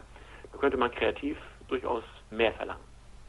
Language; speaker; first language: German; native; German